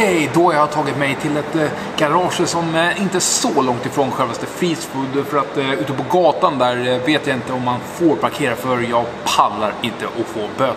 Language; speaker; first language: Swedish; native; Swedish